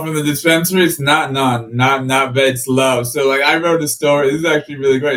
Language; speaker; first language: English; native; English